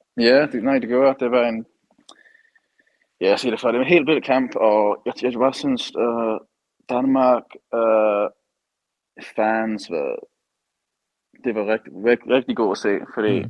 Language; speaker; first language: Danish; early bilingual, heritage; English